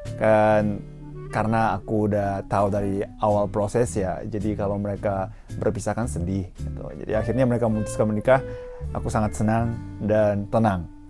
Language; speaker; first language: Indonesian; non-native, fluent; Japanese